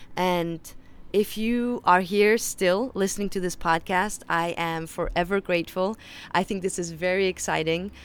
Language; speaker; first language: English; non-native, fluent; Faroese